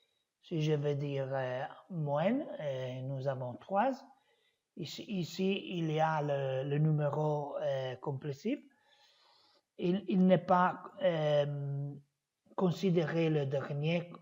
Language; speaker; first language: French; non-native, learner; Italian